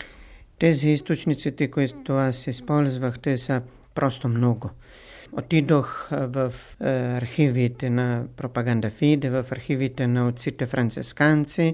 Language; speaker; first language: Bulgarian; non-native, fluent; Italian